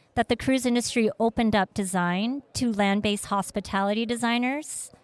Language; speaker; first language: English; early bilingual, other home language; Vietnamese